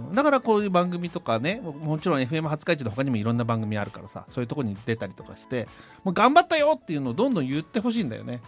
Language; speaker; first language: Japanese; native; Japanese